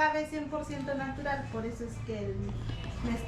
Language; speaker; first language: Spanish; native; Spanish